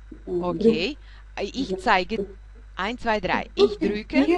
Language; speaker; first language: German; non-native, fluent; Russian